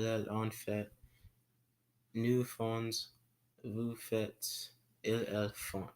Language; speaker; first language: French; non-native, learner; English